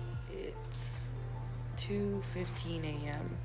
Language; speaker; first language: English; native; English